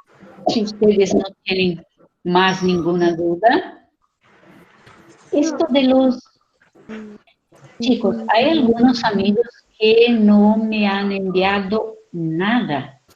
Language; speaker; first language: Spanish; non-native, fluent; Portuguese